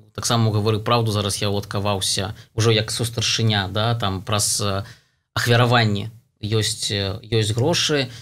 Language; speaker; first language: Belarusian; non-native, local second language; Russian